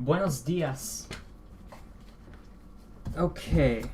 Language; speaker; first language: Spanish; non-native, learner; English